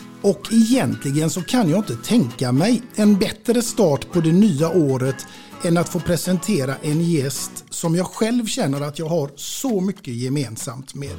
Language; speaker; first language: Swedish; native; Swedish